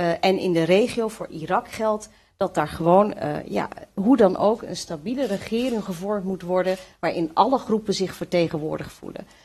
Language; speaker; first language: Dutch; early bilingual, other home language; Kurdish